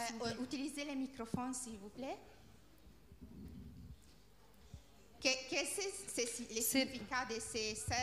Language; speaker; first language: French; non-native, learner; Italian